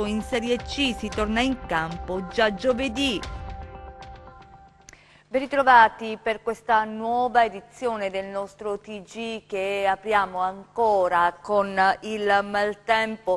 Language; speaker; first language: Italian; native; Italian